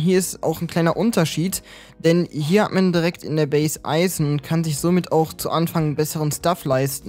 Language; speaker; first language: German; native; German